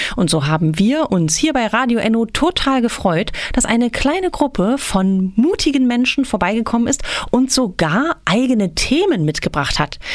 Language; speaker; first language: German; native; German